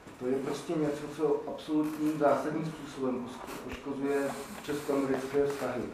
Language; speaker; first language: Czech; native; Czech